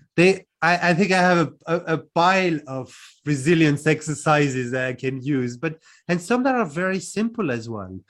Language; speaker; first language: English; non-native, fluent; French